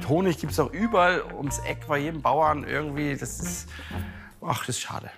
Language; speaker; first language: German; native; German